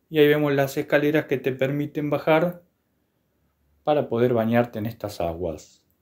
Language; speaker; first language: Spanish; native; Spanish